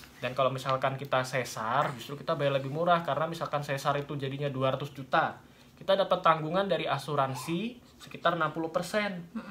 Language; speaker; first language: Indonesian; native; Indonesian